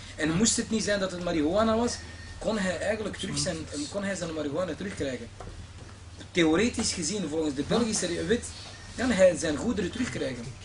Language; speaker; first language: Dutch; early bilingual, other home language; Arabic